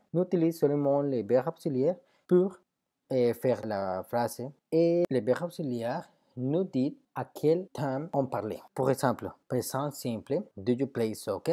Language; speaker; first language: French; non-native, fluent; Spanish